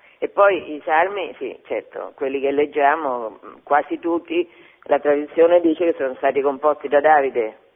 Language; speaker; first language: Italian; native; Italian